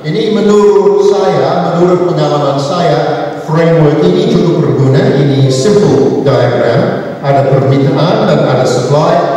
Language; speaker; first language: Malay; non-native, fluent; English